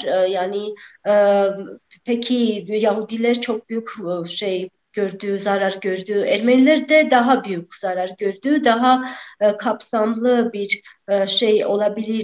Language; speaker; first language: Turkish; non-native, fluent; Armenian